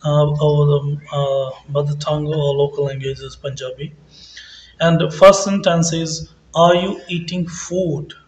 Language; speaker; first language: English; non-native, local second language; Punjabi